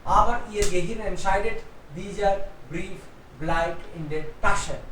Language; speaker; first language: German; non-native, fluent; Hindi